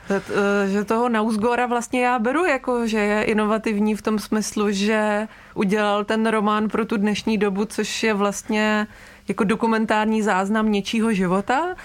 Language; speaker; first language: Czech; native; Czech